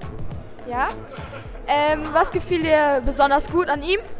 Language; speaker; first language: German; native; German